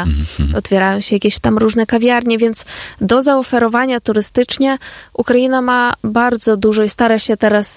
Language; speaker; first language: Polish; non-native, fluent; Ukrainian